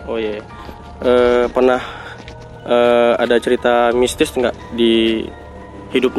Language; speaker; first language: Indonesian; native; Indonesian